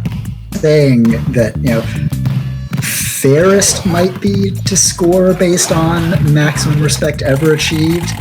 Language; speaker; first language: English; native; English